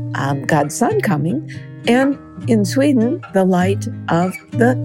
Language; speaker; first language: English; native; English